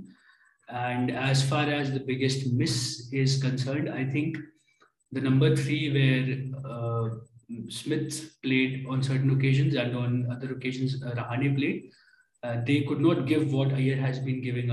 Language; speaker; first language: English; non-native, local second language; Hindi